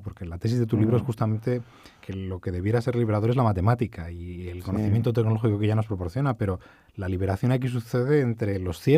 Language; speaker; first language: Spanish; native; Spanish